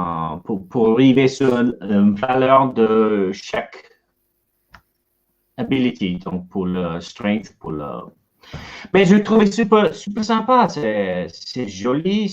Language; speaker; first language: French; non-native, learner; English